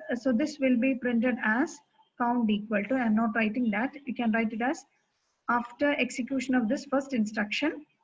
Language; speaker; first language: English; non-native, local second language; Malayalam